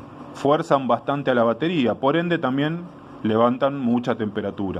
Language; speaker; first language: Spanish; native; Spanish